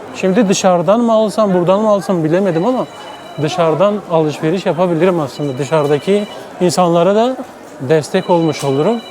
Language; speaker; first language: Turkish; native; Turkish